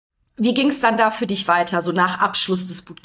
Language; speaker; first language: German; native; German